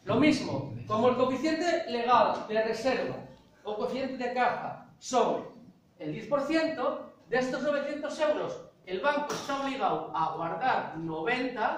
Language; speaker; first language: Spanish; native; Spanish